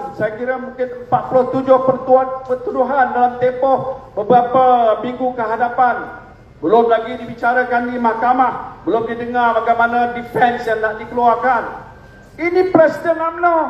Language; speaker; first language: Malay; native; Malay